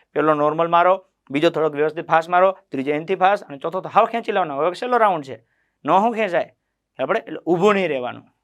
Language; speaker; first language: Gujarati; native; Gujarati